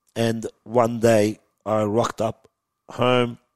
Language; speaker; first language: English; early bilingual, other home language; Persian